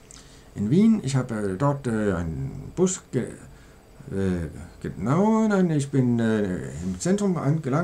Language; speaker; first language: German; non-native, learner; Danish